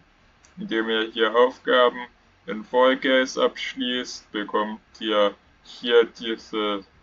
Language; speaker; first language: German; native; German